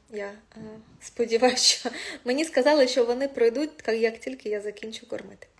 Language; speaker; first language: Ukrainian; non-native, local second language; Russian